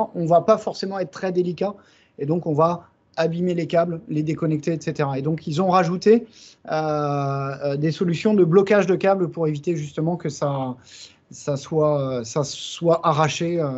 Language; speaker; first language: French; native; French